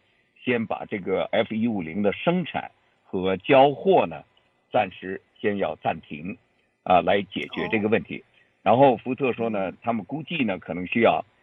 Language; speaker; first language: Chinese; native; Chinese